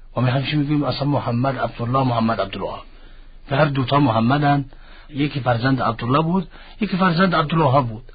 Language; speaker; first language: Persian; non-native, fluent; Arabic